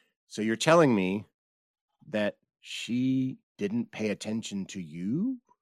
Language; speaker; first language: English; native; English